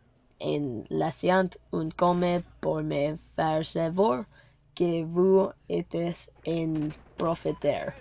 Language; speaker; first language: French; non-native, learner; English